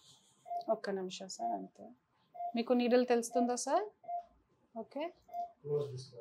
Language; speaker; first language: Telugu; non-native, fluent; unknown